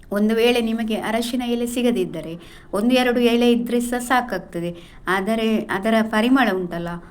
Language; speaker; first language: Kannada; non-native, local second language; Tulu